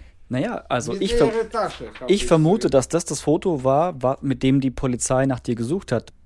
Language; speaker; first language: German; native; German